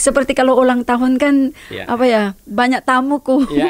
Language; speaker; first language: Indonesian; non-native, learner; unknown